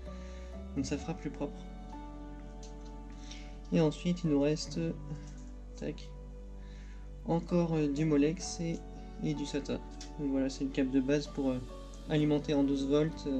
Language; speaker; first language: French; native; French